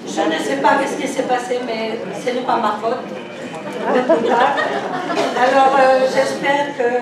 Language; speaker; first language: French; non-native, fluent; Spanish